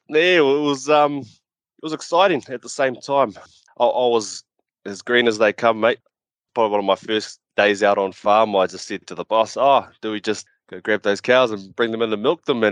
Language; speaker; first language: English; native; English